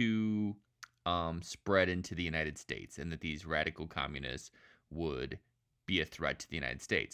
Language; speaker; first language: English; native; English